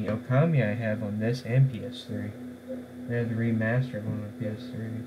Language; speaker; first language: English; native; English